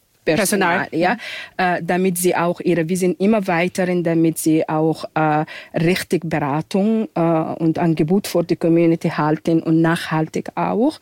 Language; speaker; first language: German; non-native, fluent; Arabic